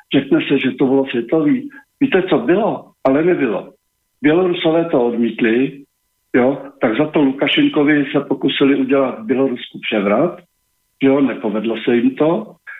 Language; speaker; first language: Czech; native; Czech